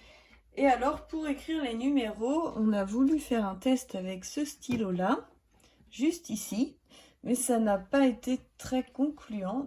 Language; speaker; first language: French; native; French